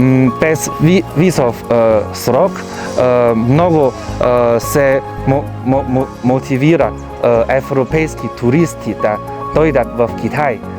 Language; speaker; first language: Bulgarian; non-native, fluent; Chinese